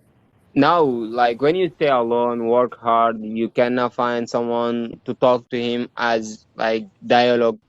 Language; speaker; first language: English; non-native, learner; Arabic